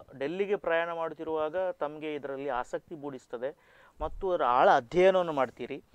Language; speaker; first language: Kannada; native; Kannada